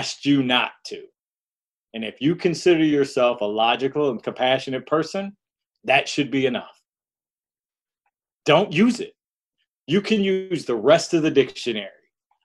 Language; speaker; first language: English; native; English